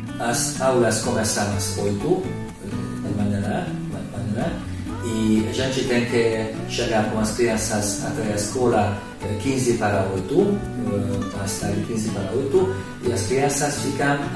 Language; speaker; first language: Portuguese; non-native, learner; Hungarian